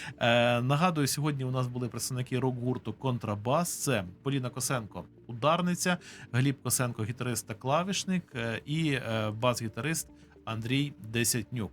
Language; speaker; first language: Ukrainian; native; Ukrainian